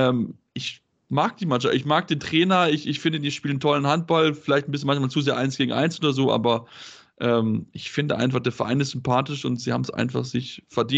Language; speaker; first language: German; native; German